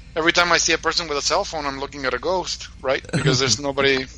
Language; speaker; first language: English; non-native, fluent; Spanish